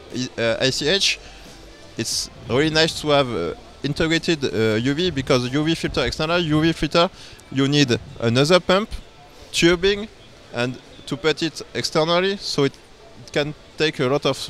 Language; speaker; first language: English; non-native, fluent; French